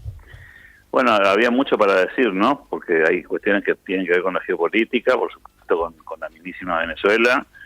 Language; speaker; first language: Spanish; native; Spanish